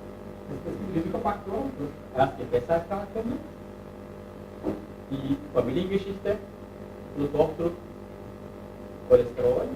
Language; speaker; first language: German; non-native, learner; Turkish